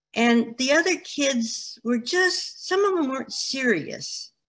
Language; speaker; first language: English; native; English